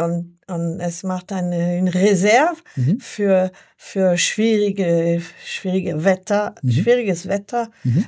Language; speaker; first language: German; non-native, learner; French